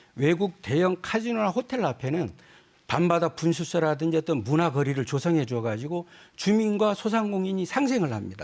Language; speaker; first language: Korean; native; Korean